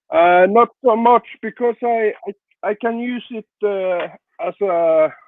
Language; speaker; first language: English; non-native, learner; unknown